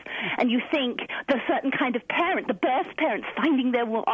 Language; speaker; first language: English; native; English